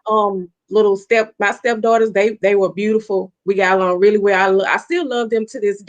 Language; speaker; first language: English; native; English